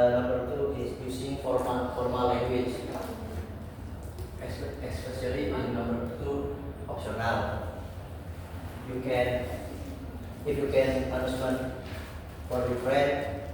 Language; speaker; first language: English; non-native, learner; Indonesian